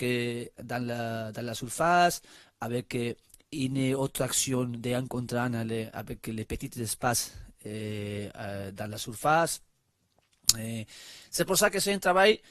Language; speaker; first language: French; non-native, learner; Spanish